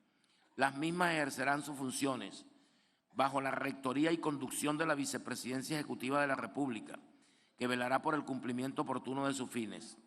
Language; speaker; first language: Spanish; native; Spanish